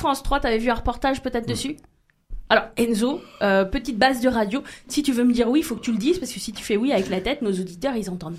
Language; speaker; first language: French; native; French